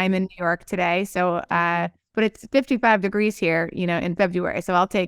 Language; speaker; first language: English; native; English